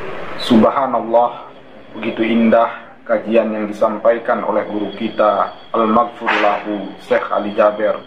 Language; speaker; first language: Indonesian; native; Indonesian